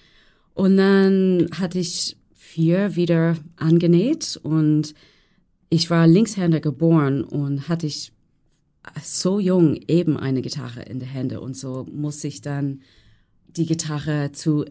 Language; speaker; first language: German; non-native, fluent; English